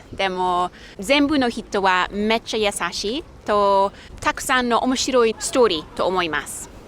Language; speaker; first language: Japanese; non-native, learner; English